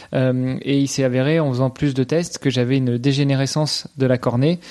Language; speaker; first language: French; native; French